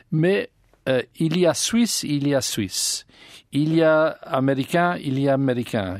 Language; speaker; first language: French; non-native, learner; English